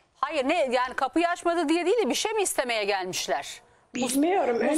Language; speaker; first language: Turkish; native; Turkish